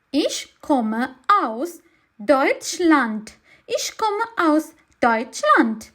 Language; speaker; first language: German; non-native, learner; Sinhala